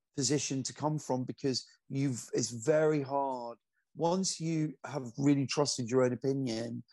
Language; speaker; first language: English; native; English